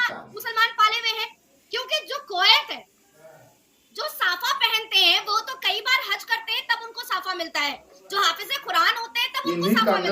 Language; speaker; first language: Hindi; native; Hindi